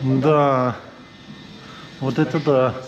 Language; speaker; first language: Russian; non-native, learner; English